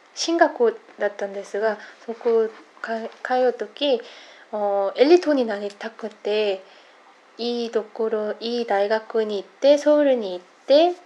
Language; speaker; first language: Japanese; non-native, fluent; Korean